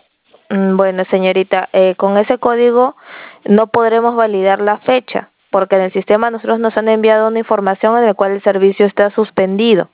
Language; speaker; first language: Spanish; native; Spanish